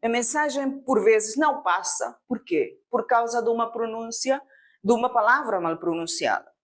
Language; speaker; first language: Portuguese; non-native, fluent; Spanish